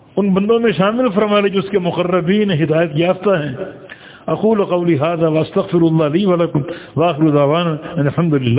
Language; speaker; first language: Urdu; native; Urdu